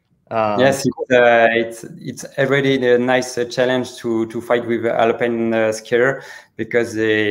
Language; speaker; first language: English; non-native, learner; French